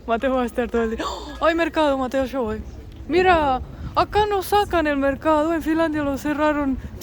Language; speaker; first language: Spanish; non-native, fluent; Polish